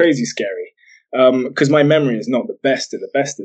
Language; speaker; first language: English; native; English